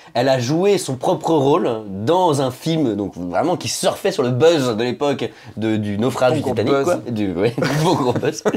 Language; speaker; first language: French; native; French